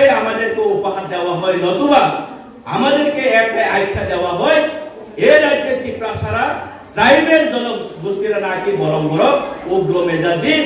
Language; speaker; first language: Bangla; non-native, local second language; Kok Borok